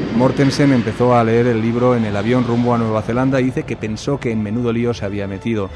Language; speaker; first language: Spanish; native; Spanish